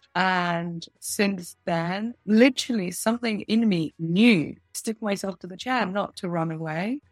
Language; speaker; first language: English; early bilingual, other home language; Russian